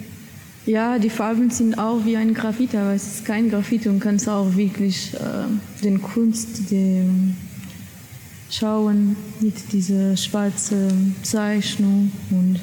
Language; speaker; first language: German; non-native, learner; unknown